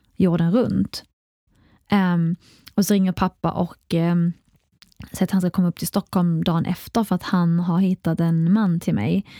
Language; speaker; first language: Swedish; early bilingual, other home language; Arabic